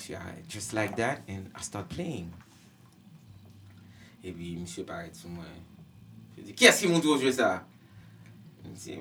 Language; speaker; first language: English; non-native, learner; Haitian Creole